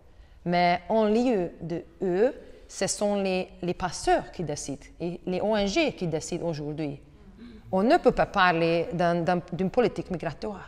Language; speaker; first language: French; non-native, learner; Hungarian